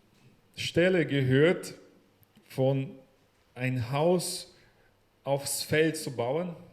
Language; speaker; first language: German; non-native, learner; Portuguese